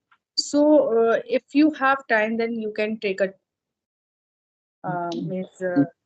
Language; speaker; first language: English; non-native, fluent; Hindi